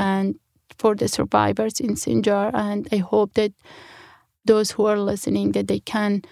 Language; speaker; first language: English; non-native, fluent; Kurdish